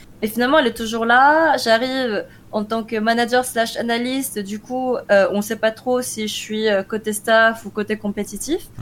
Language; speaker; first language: French; early bilingual, other home language; Korean